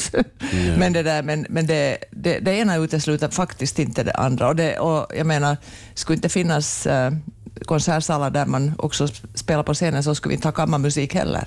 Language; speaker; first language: Swedish; native; Swedish